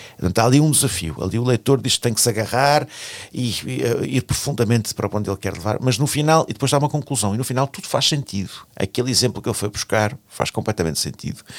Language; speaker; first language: Portuguese; native; Portuguese